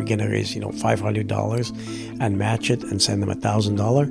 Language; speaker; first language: English; non-native, fluent; Arabic